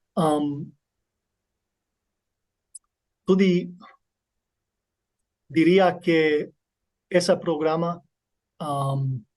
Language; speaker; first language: Spanish; non-native, learner; English